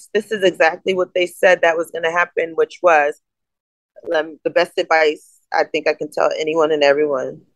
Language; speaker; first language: English; native; English